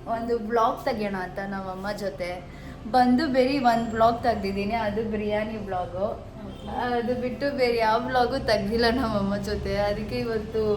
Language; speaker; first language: Kannada; native; Kannada